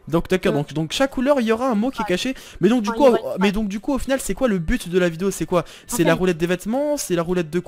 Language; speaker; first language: French; native; French